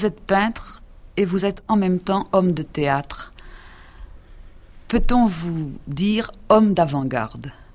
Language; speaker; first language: French; native; French